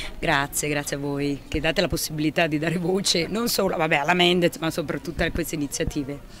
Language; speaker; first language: Italian; non-native, fluent; Spanish